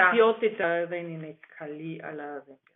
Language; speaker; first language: Greek; non-native, learner; German